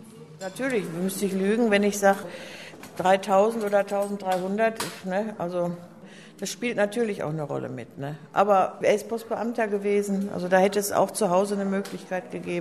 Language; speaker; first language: German; native; German